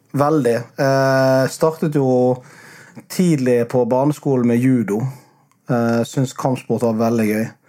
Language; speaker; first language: Norwegian; native; Norwegian